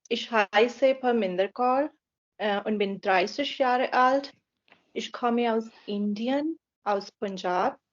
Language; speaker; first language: German; non-native, learner; Punjabi